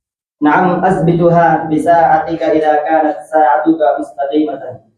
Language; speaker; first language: Arabic; non-native, learner; Urdu